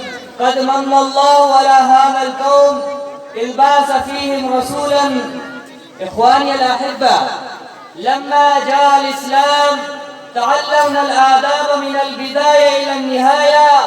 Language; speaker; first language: Arabic; non-native, learner; Urdu